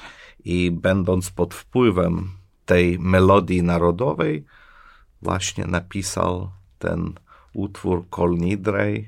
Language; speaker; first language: Polish; non-native, fluent; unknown